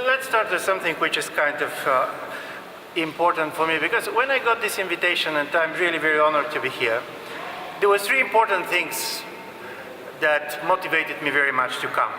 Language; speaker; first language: English; non-native, fluent; Bulgarian